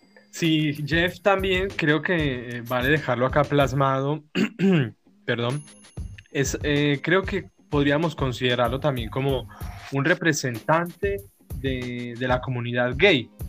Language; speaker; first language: Spanish; native; Spanish